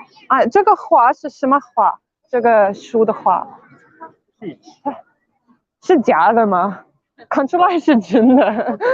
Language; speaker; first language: Chinese; non-native, learner; Afrikaans